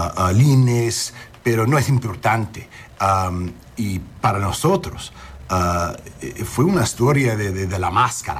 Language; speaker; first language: Spanish; early bilingual, heritage; English